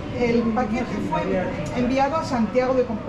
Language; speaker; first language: Spanish; native; Spanish